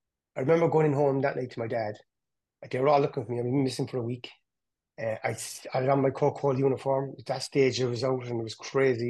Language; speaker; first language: English; native; English